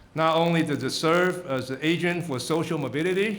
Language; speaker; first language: English; non-native, fluent; Chinese